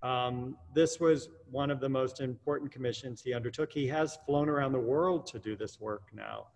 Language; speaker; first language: English; native; English